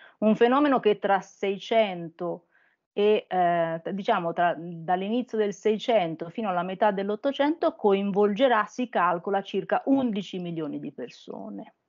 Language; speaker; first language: Italian; native; Italian